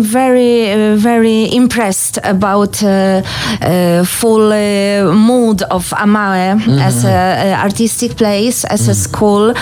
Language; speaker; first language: English; non-native, learner; Polish